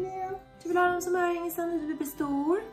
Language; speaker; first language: Swedish; native; Swedish